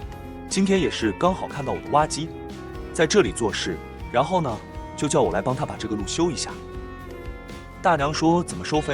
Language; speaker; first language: Chinese; native; Chinese